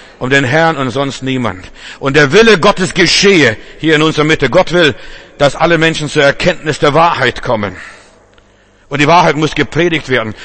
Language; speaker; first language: German; non-native, fluent; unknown